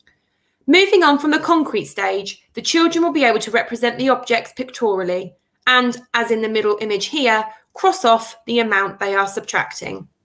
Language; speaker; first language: English; native; English